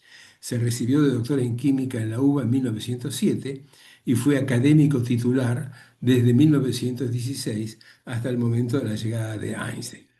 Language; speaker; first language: Spanish; native; Spanish